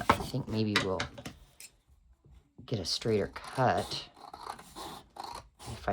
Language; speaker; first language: English; native; English